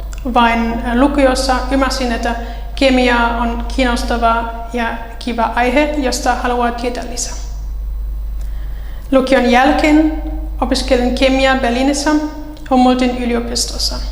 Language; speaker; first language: Finnish; non-native, fluent; German